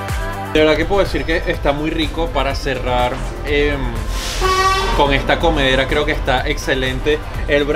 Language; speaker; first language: Spanish; native; Spanish